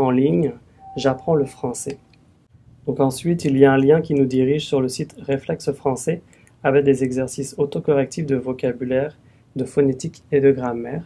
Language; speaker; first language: French; native; French